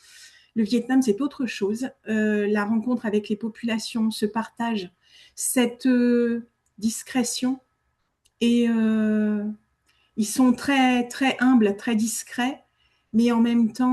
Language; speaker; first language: French; native; French